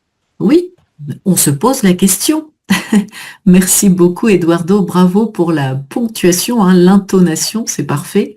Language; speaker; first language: French; native; French